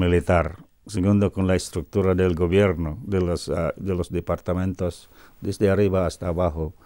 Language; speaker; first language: Spanish; non-native, fluent; Cebuano